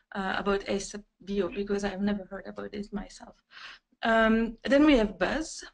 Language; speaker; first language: English; non-native, fluent; French